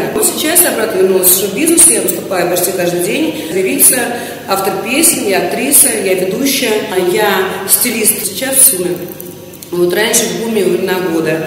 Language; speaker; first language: Russian; native; Russian